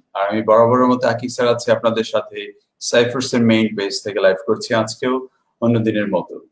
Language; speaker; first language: English; non-native, local second language; Bangla